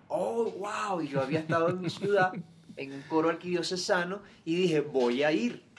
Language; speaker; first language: Spanish; native; Spanish